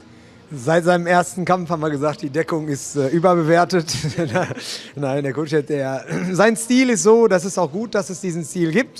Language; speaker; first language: German; native; German